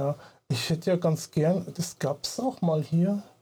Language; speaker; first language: German; native; German